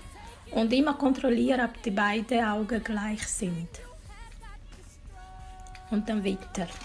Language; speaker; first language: German; non-native, learner; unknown